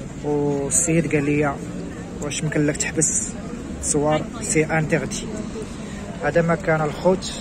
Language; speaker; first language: Arabic; native; Arabic